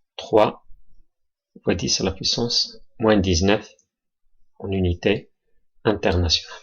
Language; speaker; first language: French; non-native, local second language; Arabic